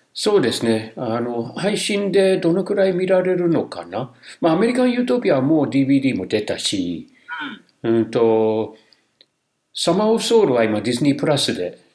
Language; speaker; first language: Japanese; non-native, fluent; English